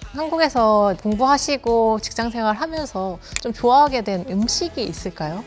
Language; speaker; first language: Korean; native; Korean